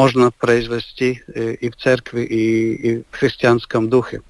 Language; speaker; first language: Russian; non-native, local second language; Latvian